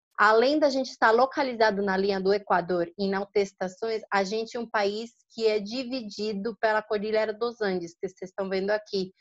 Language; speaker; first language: Portuguese; non-native, fluent; Spanish